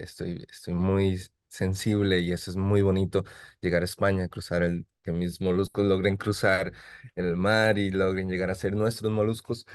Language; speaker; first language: Spanish; native; Spanish